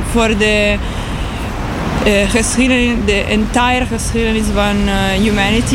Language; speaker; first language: Dutch; non-native, learner; Italian